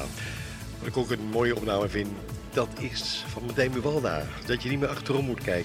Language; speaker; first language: Dutch; native; Dutch